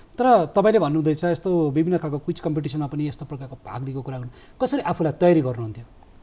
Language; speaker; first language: Nepali; native; Nepali